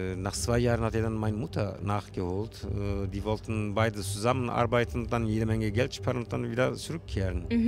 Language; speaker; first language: German; early bilingual, other home language; Turkish